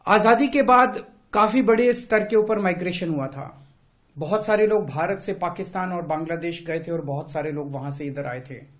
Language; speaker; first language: Hindi; native; Hindi